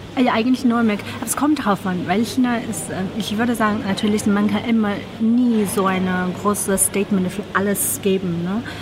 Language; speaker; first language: German; non-native, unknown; Chinese